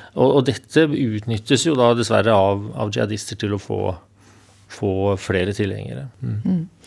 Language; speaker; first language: Norwegian; native; Norwegian